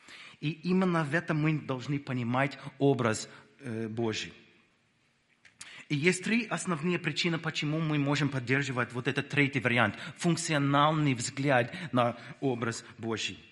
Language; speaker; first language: Russian; non-native, fluent; English